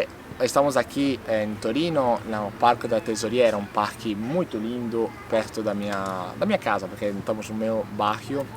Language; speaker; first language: Portuguese; non-native, fluent; Italian